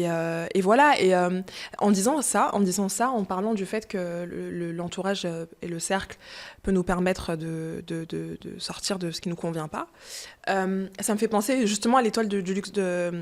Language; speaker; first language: French; early bilingual, other home language; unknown